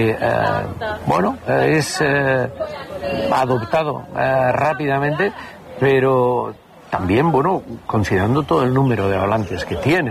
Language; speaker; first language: Spanish; native; Spanish